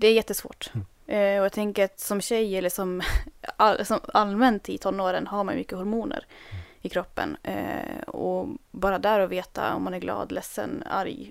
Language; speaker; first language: Swedish; native; Swedish